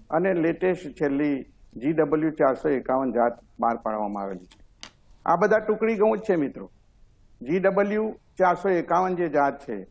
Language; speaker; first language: Gujarati; native; Gujarati